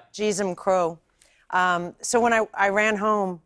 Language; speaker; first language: English; native; English